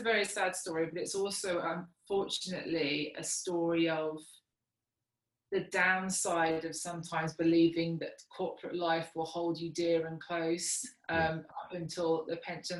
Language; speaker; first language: English; native; English